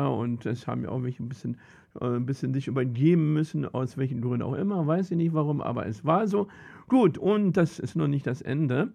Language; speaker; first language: German; native; German